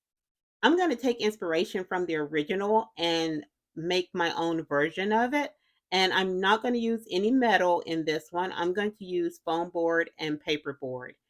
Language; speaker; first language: English; native; English